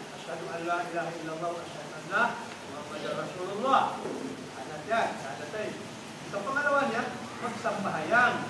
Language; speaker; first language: Filipino; non-native, local second language; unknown